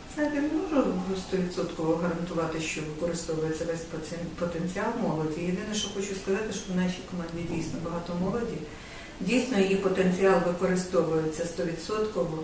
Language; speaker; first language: Ukrainian; native; Ukrainian